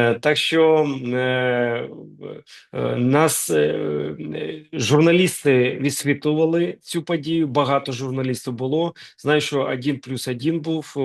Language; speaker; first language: Ukrainian; non-native, local second language; Russian